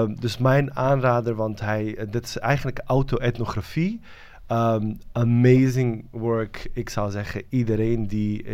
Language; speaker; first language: Dutch; non-native, fluent; Bosnian